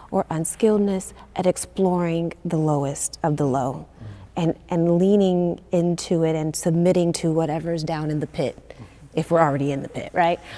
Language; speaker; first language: English; native; English